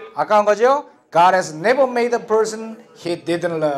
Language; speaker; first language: English; non-native, fluent; Korean